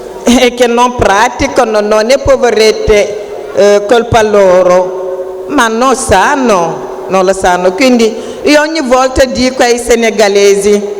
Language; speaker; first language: Italian; non-native, fluent; Wolof